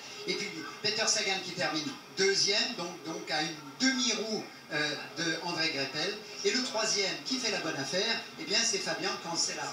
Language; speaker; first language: French; native; French